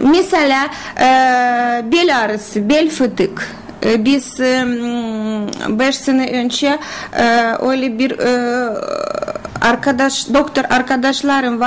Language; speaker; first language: Turkish; non-native, learner; Russian